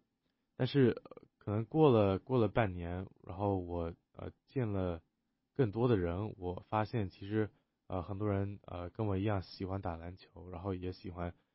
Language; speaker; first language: Chinese; early bilingual, heritage; Chinese